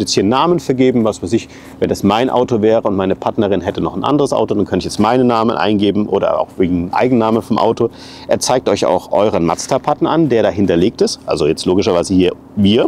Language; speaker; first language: German; native; German